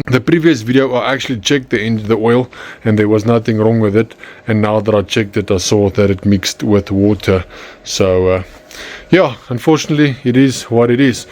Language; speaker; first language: English; non-native, local second language; Afrikaans